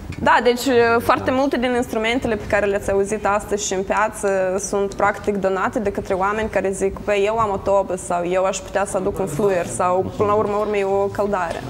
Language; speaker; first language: Romanian; native; Romanian